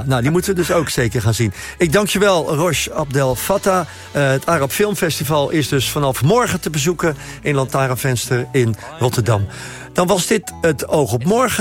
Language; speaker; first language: Dutch; native; Dutch